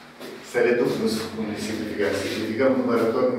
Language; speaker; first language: Romanian; native; Romanian